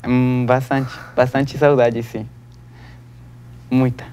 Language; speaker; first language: Portuguese; non-native, learner; Spanish